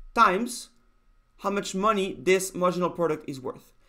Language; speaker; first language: English; non-native, fluent; Spanish